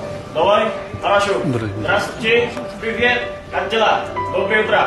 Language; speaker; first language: Russian; non-native, learner; Indonesian